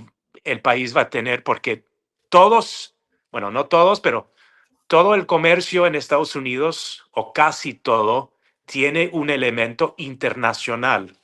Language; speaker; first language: Spanish; non-native, fluent; English